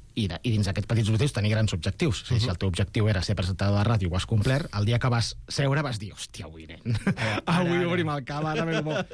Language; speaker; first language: Catalan; non-native, local second language; Spanish